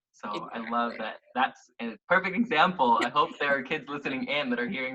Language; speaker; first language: English; native; English